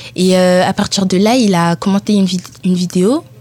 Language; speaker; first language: French; early bilingual, other home language; Italian